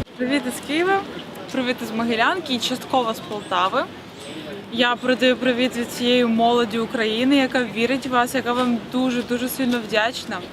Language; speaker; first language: Ukrainian; native; Ukrainian